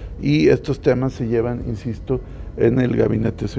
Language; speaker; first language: Spanish; native; Spanish